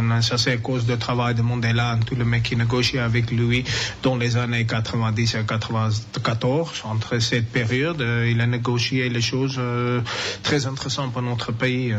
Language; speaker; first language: French; non-native, learner; English